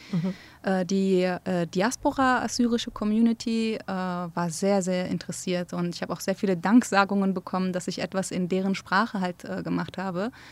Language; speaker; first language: German; early bilingual, other home language; Central Kurdish